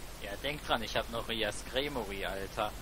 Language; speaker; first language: German; native; German